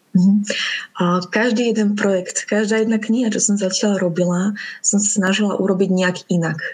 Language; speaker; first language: Slovak; native; Slovak